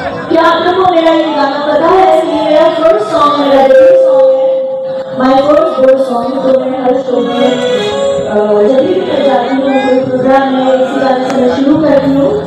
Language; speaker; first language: Hindi; non-native, local second language; Bodo